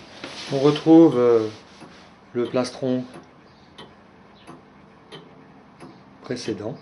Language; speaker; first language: French; native; French